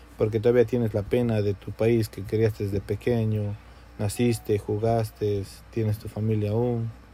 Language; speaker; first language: Spanish; native; Spanish